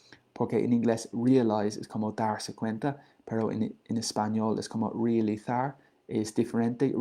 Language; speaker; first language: Spanish; non-native, learner; English